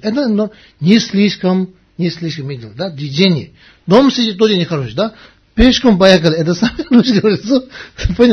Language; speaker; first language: Russian; non-native, learner; Tibetan